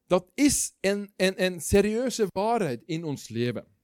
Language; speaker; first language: Dutch; non-native, learner; Norwegian